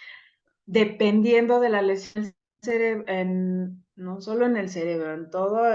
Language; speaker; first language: Spanish; native; Spanish